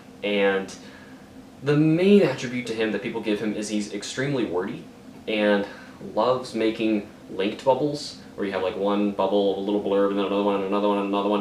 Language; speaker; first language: English; native; English